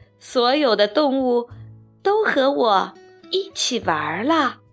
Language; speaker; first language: Chinese; native; Chinese